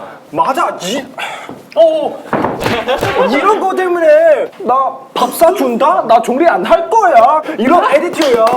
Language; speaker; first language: Korean; non-native, local second language; Chinese